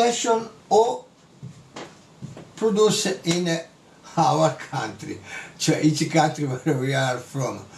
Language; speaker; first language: English; non-native, learner; Italian